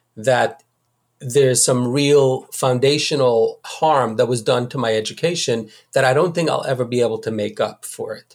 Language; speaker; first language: English; native; English